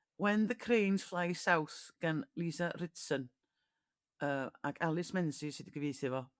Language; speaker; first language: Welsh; native; Welsh